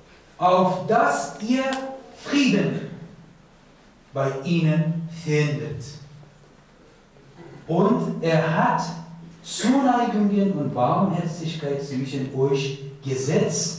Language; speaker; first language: German; non-native, learner; Persian